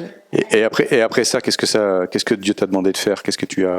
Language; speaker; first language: French; native; French